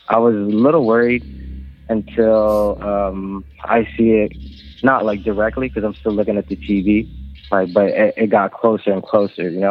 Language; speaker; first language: English; non-native, local second language; Filipino